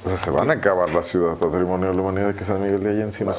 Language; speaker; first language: Spanish; native; Spanish